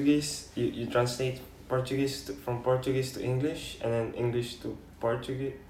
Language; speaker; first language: English; non-native, local second language; Filipino